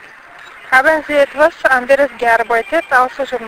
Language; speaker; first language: German; non-native, learner; Bulgarian